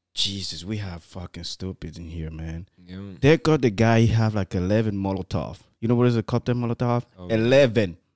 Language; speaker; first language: English; non-native, fluent; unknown